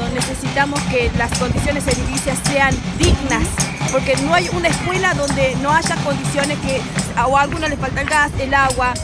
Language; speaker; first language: Spanish; native; Spanish